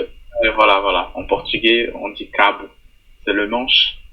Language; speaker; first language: French; non-native, fluent; Portuguese